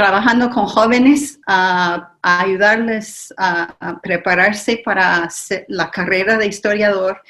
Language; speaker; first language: Spanish; non-native, fluent; English